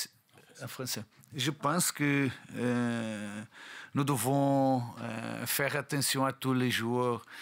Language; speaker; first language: French; non-native, learner; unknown